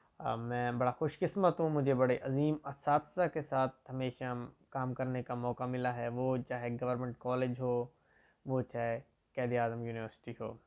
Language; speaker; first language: Urdu; non-native, local second language; Saraiki